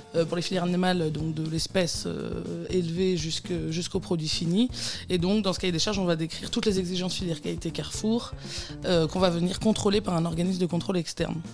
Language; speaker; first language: French; native; French